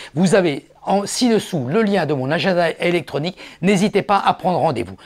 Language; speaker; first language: French; native; French